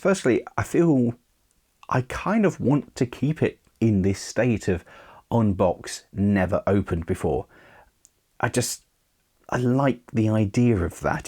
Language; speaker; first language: English; native; English